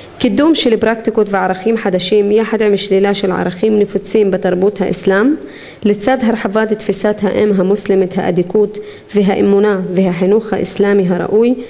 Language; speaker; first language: Hebrew; non-native, local second language; Arabic